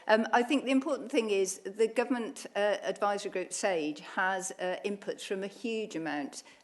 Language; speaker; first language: English; native; English